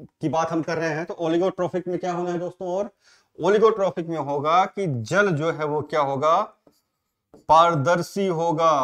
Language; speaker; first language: Hindi; native; Hindi